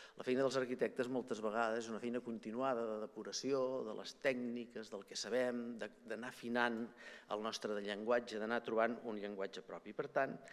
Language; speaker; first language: Catalan; native; Catalan